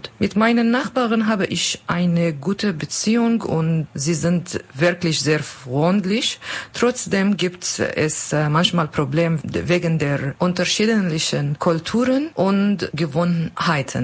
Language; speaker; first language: German; non-native, learner; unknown